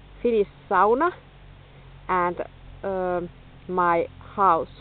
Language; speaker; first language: English; non-native, learner; Finnish